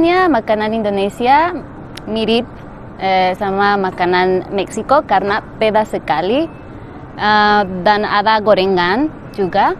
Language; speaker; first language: Indonesian; non-native, fluent; Spanish